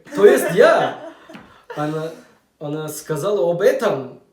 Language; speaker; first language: Russian; non-native, learner; Turkish